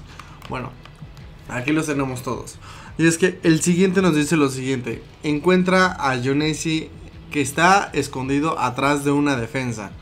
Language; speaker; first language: Spanish; native; Spanish